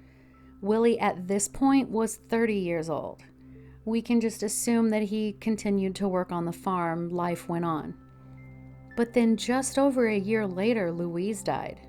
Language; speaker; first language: English; native; English